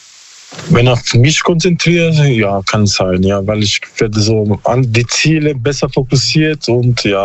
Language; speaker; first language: German; non-native, learner; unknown